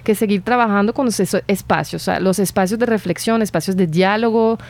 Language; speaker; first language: Spanish; non-native, fluent; French